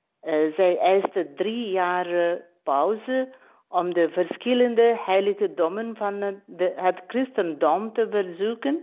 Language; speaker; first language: Dutch; non-native, learner; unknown